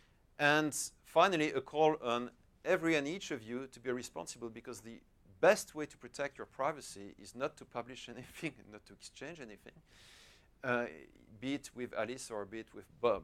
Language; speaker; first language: English; non-native, fluent; French